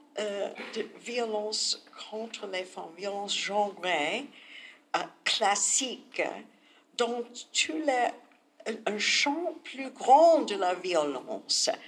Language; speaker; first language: French; non-native, learner; English